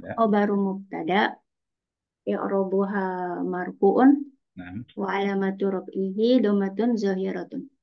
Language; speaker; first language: Arabic; non-native, learner; Indonesian